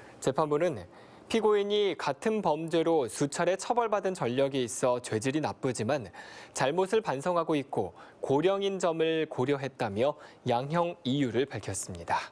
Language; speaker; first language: Korean; native; Korean